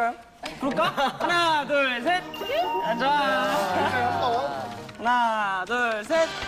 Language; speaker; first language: Korean; native; Korean